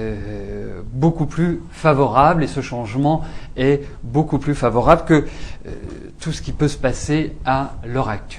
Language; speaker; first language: French; native; French